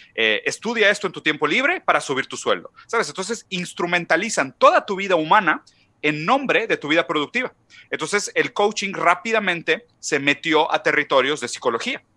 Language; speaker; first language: Spanish; non-native, fluent; Portuguese